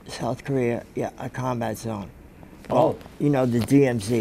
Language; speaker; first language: English; native; English